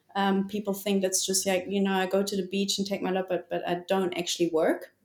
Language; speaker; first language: English; non-native, fluent; German